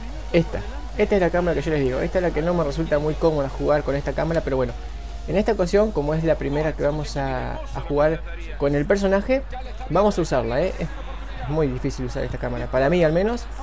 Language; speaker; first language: Spanish; native; Spanish